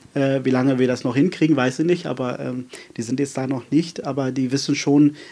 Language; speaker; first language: German; non-native, fluent; Afrikaans